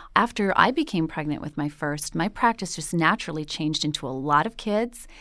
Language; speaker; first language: English; native; English